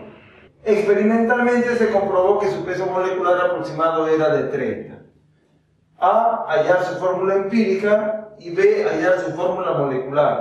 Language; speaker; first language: Spanish; native; Spanish